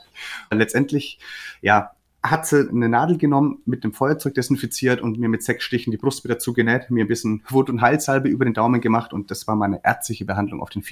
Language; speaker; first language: German; native; German